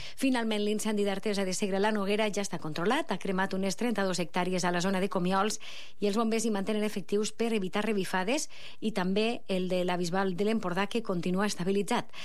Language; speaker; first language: Catalan; native; Catalan